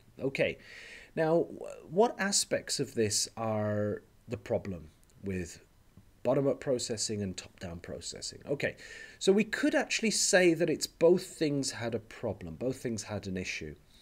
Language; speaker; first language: English; native; English